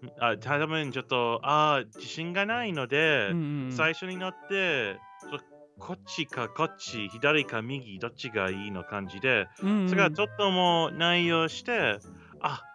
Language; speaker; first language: Japanese; non-native, learner; English